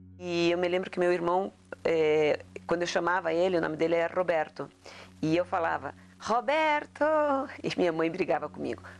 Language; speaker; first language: Portuguese; early bilingual, other home language; Spanish